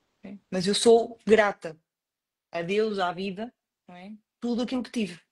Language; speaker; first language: Portuguese; non-native, fluent; Spanish